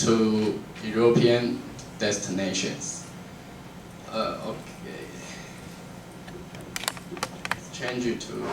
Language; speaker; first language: English; non-native, learner; Chinese